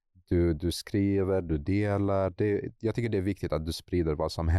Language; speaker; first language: Swedish; non-native, fluent; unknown